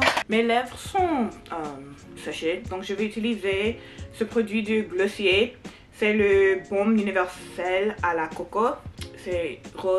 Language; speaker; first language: French; non-native, learner; English